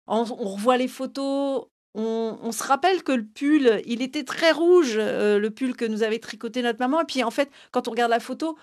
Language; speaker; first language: French; native; French